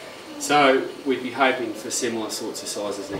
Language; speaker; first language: English; native; English